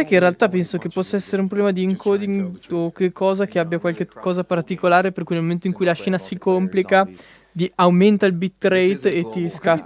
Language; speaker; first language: Italian; native; Italian